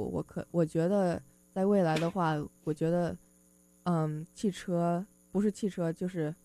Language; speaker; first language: Chinese; early bilingual, heritage; Chinese